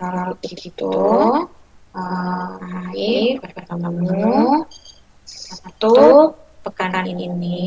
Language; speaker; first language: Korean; non-native, learner; Indonesian